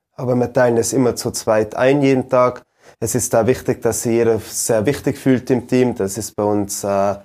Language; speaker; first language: German; native; German